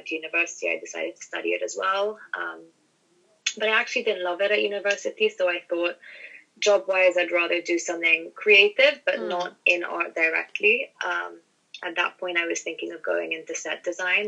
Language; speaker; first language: English; native; English